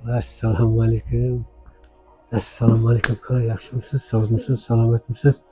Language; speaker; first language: Uzbek; non-native, local second language; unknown